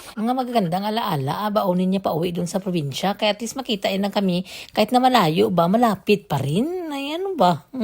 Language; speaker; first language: Filipino; non-native, local second language; Cebuano